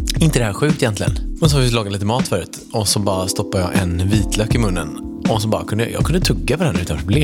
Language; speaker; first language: Swedish; native; Swedish